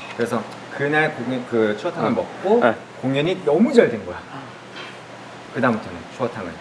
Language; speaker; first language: Korean; native; Korean